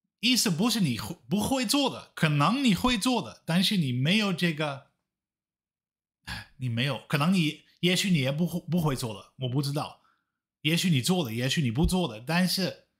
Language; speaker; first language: Chinese; non-native, fluent; Dutch